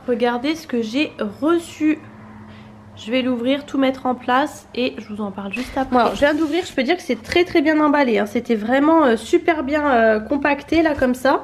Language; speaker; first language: French; native; French